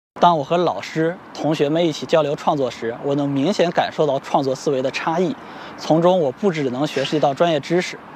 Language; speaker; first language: Chinese; native; Chinese